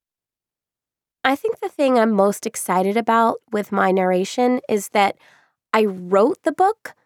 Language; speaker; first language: English; native; English